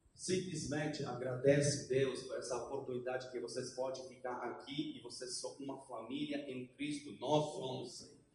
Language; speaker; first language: Portuguese; non-native, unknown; Polish